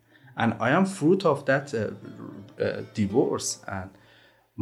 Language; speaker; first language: English; non-native, learner; Persian